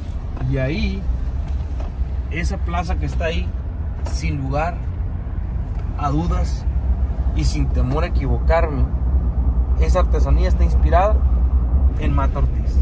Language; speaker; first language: Spanish; native; Spanish